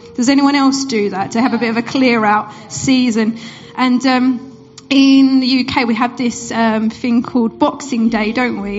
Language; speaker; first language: English; native; English